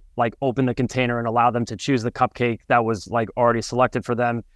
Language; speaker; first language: English; native; English